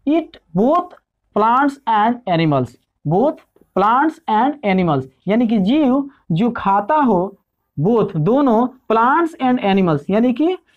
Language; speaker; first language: Hindi; native; Hindi